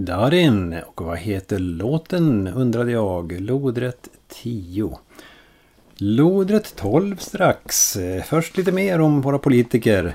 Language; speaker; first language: Swedish; native; Swedish